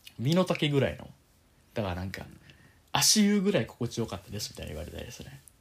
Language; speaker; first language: Japanese; native; Japanese